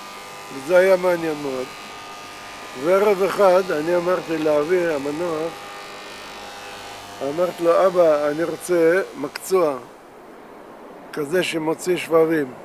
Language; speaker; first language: Hebrew; non-native, fluent; Russian